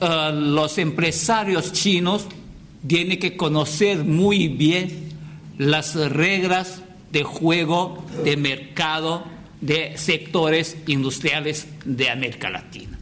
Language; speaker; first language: Spanish; non-native, fluent; Chinese